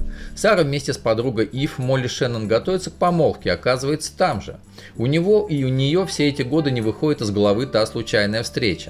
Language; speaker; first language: Russian; native; Russian